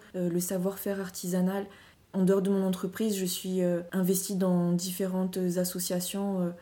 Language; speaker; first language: French; non-native, local second language; Malagasy